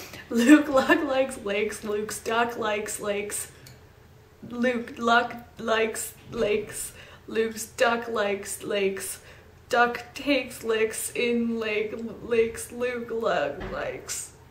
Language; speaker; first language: English; native; English